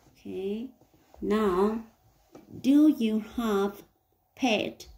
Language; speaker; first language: English; non-native, learner; Vietnamese